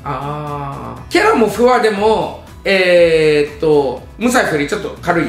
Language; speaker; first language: Japanese; native; Japanese